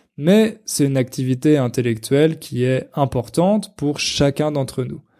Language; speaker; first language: French; native; French